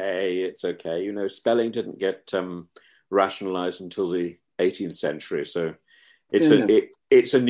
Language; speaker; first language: English; native; English